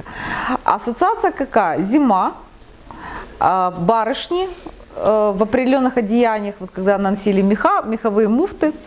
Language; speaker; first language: Russian; native; Russian